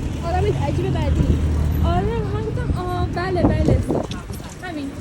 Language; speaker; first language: Persian; native; Persian